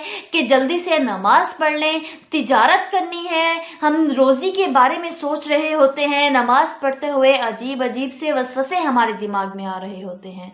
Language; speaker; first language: Urdu; native; Urdu